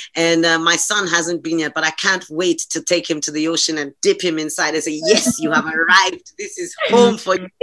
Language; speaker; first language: English; non-native, local second language; Hungarian